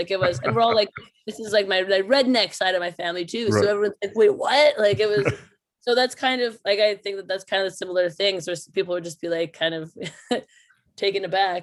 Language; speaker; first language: English; native; English